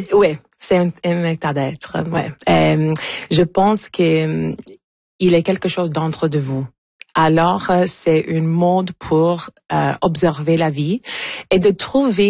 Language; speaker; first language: French; non-native, fluent; Italian